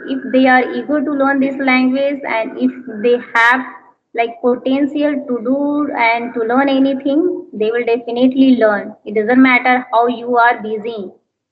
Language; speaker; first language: English; non-native, learner; Hindi